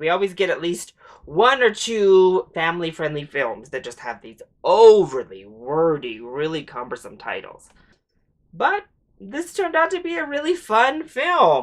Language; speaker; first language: English; native; English